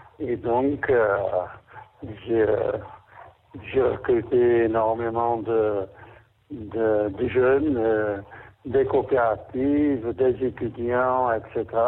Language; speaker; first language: French; non-native, fluent; Portuguese